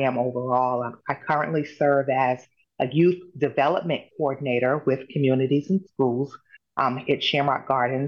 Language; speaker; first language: English; native; English